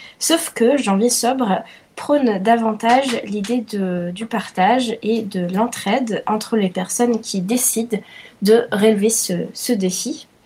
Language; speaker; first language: French; non-native, fluent; Italian